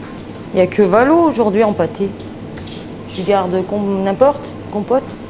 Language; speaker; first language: French; native; French